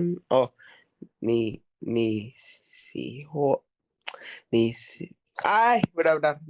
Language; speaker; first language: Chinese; non-native, learner; Indonesian